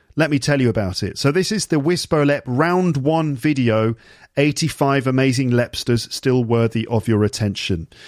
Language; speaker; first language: English; native; English